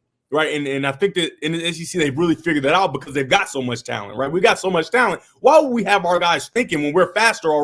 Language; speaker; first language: English; native; English